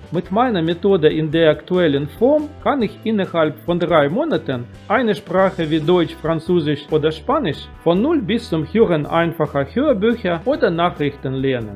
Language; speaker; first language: German; non-native, fluent; Russian